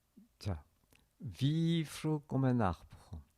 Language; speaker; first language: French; non-native, fluent; Korean